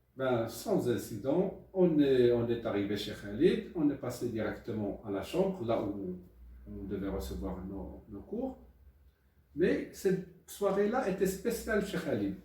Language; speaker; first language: French; non-native, local second language; Arabic